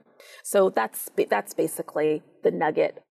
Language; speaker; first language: English; native; English